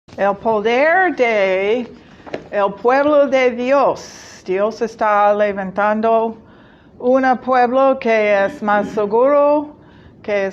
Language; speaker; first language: Spanish; non-native, fluent; English